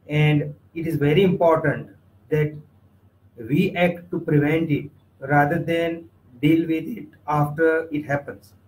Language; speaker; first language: English; non-native, local second language; Gujarati